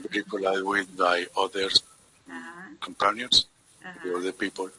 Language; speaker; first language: English; non-native, learner; Spanish